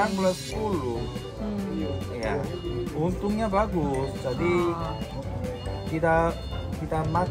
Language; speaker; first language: Indonesian; non-native, learner; Korean